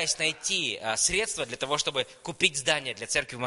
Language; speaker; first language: Russian; native; Russian